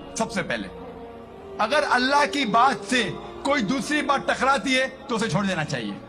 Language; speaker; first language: Urdu; non-native, local second language; Konkani